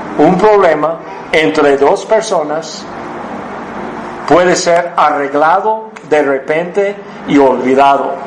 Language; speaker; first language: Spanish; non-native, fluent; English